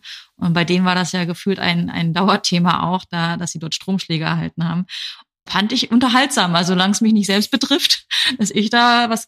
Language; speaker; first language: German; native; German